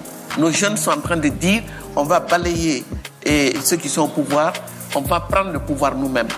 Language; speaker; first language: French; non-native, local second language; Bambara